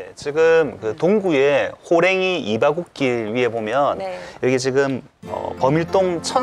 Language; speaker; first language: Korean; native; Korean